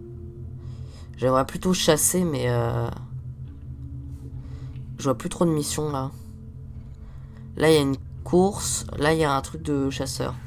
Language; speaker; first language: French; native; French